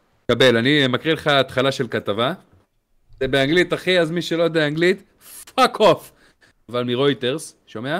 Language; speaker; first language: Hebrew; native; Hebrew